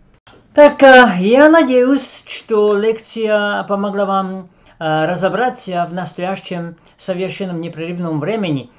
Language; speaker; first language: Russian; non-native, fluent; Slovak